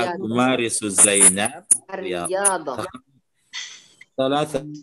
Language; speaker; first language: Arabic; non-native, fluent; Indonesian